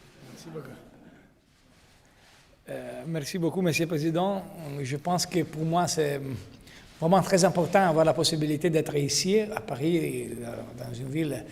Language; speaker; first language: French; non-native, learner; Italian